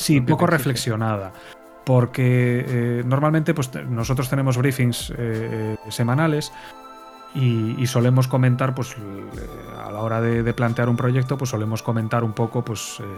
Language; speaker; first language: Spanish; native; Spanish